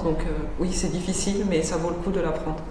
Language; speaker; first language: French; non-native, fluent; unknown